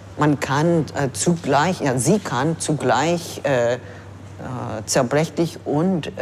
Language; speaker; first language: German; non-native, fluent; English